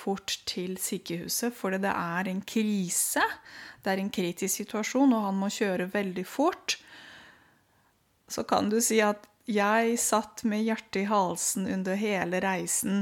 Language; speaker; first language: Norwegian; non-native, fluent; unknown